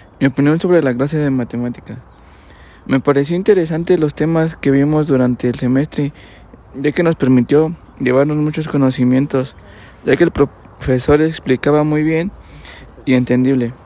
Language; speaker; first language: Spanish; native; Spanish